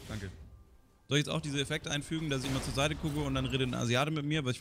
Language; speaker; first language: German; native; German